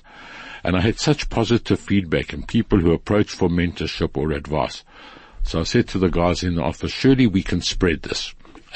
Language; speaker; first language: English; native; English